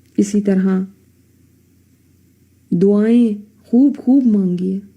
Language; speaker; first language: Urdu; native; Urdu